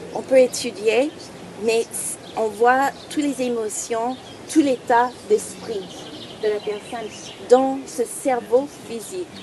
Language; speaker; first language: French; non-native, fluent; English